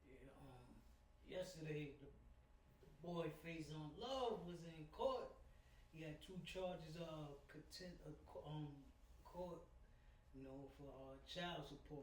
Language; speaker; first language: English; native; English